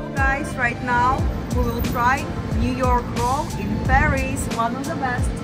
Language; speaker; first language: English; non-native, learner; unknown